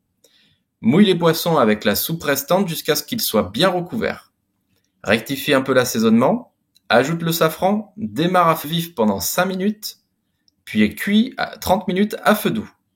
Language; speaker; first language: French; native; French